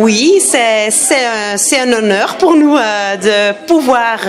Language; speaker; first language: French; non-native, fluent; English